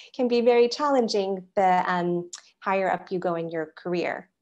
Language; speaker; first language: English; native; English